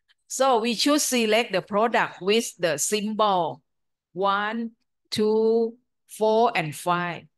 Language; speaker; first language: English; non-native, fluent; Thai